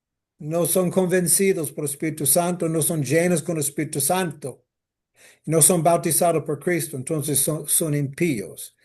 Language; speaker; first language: Spanish; non-native, fluent; English